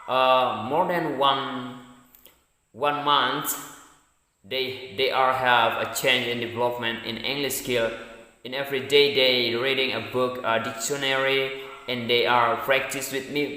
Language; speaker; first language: English; non-native, learner; Indonesian